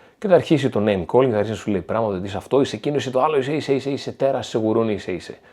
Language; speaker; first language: Greek; native; Greek